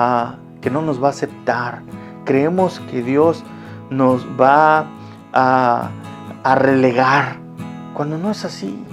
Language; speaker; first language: Spanish; native; Spanish